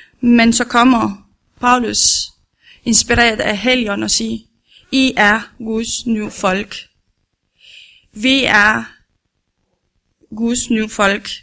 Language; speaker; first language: Danish; non-native, learner; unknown